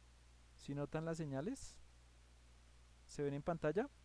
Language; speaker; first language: Spanish; native; Spanish